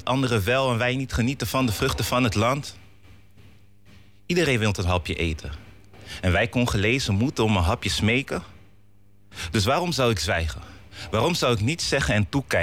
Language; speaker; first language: Dutch; native; Dutch